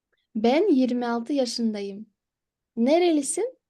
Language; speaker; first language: Turkish; non-native, fluent; Kyrgyz